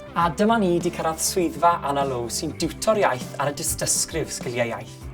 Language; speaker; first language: Welsh; native; Welsh